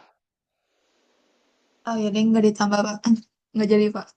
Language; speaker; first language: Indonesian; native; Indonesian